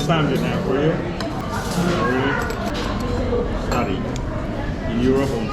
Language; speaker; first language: English; non-native, fluent; Vietnamese